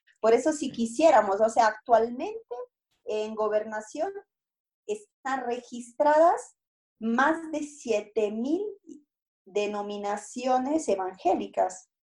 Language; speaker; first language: Spanish; non-native, fluent; Italian